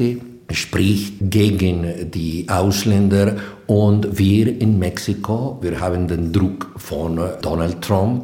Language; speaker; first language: German; non-native, fluent; Spanish